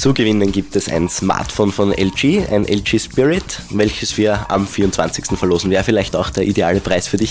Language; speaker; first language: German; native; German